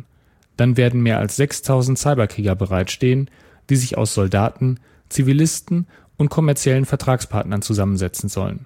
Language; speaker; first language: German; native; German